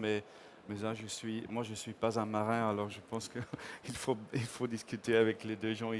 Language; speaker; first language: French; non-native, fluent; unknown